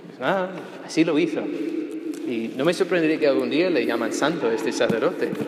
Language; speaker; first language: Spanish; non-native, fluent; English